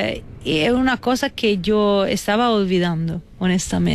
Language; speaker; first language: Spanish; non-native, fluent; Italian